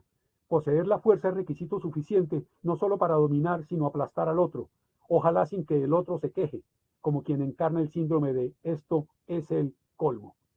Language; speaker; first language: Spanish; native; Spanish